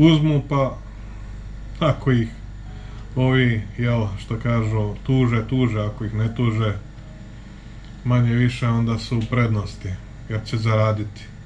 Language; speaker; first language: Serbian; native; Serbian